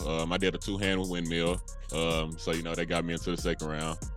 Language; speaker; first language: English; native; English